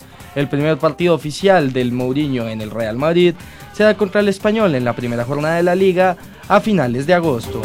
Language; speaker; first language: Spanish; native; Spanish